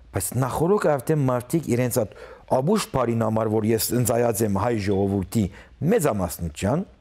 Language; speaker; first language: Armenian; early bilingual, heritage; Armenian